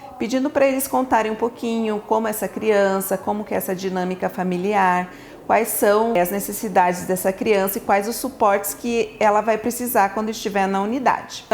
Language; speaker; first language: Portuguese; native; Portuguese